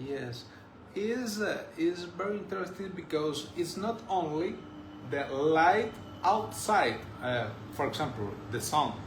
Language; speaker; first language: English; non-native, learner; Spanish